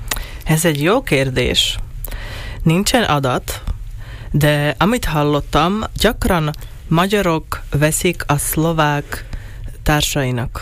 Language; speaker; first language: Hungarian; non-native, local second language; Slovak